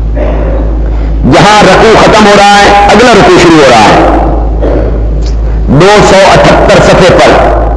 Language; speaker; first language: Urdu; non-native, local second language; Punjabi